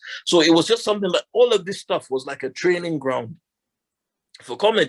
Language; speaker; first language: English; non-native, local second language; Hausa